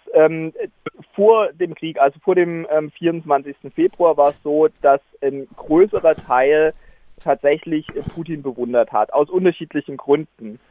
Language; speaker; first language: German; native; German